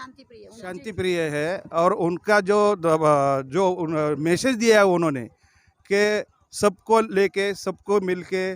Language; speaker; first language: Hindi; native; Hindi